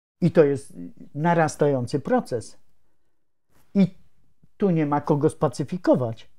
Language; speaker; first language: Polish; native; Polish